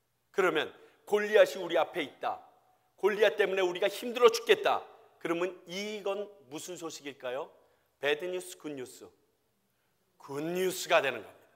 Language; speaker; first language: Korean; native; Korean